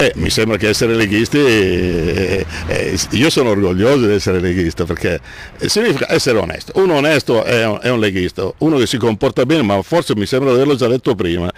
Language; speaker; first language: Italian; native; Italian